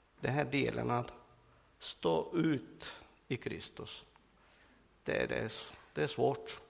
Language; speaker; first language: Swedish; non-native, fluent; Spanish